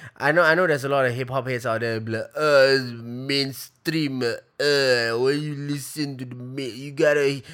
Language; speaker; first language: English; native; English